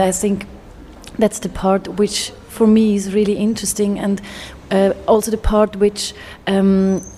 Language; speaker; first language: English; non-native, fluent; Swiss German